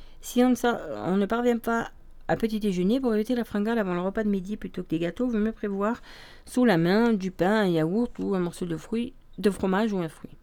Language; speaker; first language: French; native; French